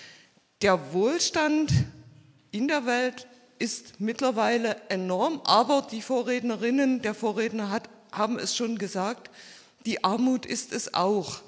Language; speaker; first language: German; native; German